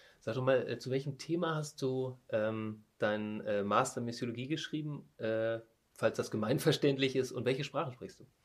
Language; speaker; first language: German; native; German